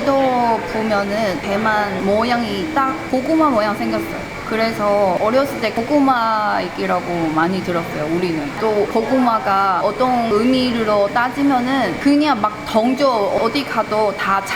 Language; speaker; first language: Korean; non-native, fluent; Chinese